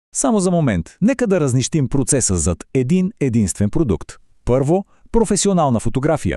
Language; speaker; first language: Bulgarian; native; Bulgarian